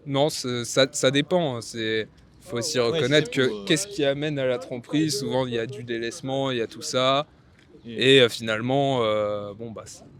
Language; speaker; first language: French; native; French